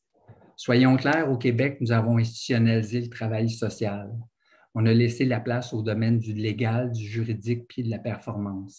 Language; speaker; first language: French; native; French